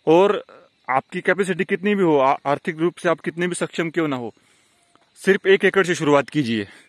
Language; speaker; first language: Hindi; non-native, local second language; Marathi